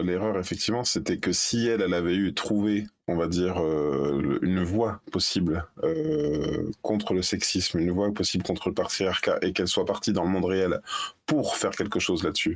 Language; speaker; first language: French; native; French